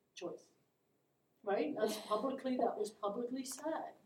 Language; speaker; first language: English; non-native, fluent; Dutch